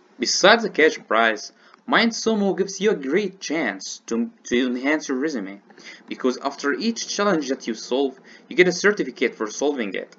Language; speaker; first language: English; non-native, fluent; Arabic